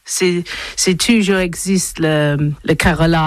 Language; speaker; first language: French; non-native, learner; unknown